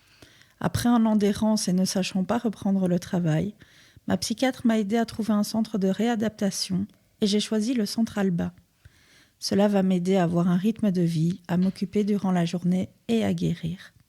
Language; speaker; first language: French; native; French